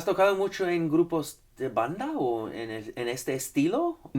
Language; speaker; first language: Spanish; non-native, fluent; English